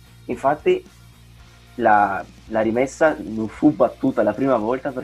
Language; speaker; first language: Italian; native; Italian